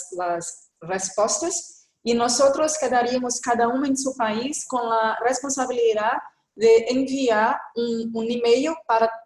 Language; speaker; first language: Spanish; non-native, fluent; Portuguese